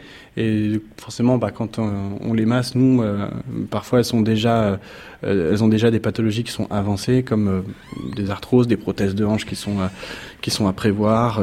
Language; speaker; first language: French; native; French